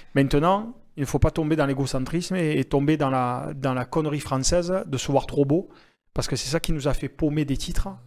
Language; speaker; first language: French; native; French